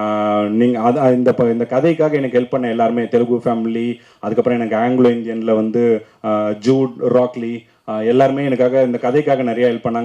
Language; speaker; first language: Tamil; native; Tamil